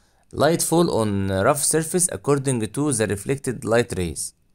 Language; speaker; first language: English; non-native, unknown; Arabic